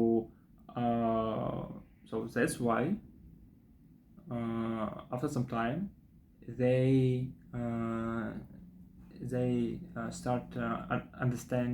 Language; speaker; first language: English; non-native, fluent; Russian